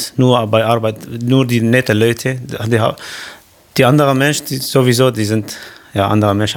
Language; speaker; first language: German; non-native, learner; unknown